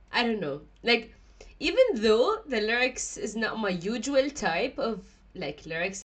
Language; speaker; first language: English; non-native, fluent; Arabic